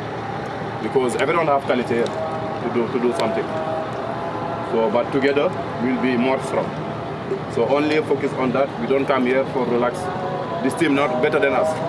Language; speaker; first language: English; non-native, learner; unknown